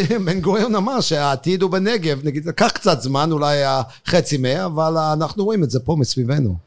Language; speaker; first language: Hebrew; non-native, fluent; English